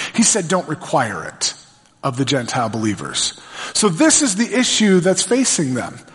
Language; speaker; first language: English; native; English